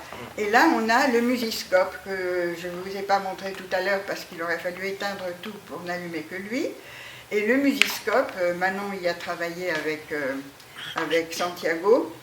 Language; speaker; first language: French; native; French